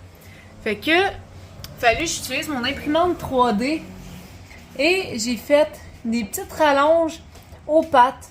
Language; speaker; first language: French; native; French